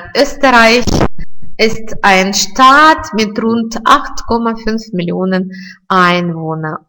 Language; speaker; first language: German; non-native, fluent; Russian